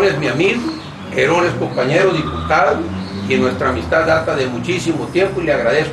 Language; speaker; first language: Spanish; native; Spanish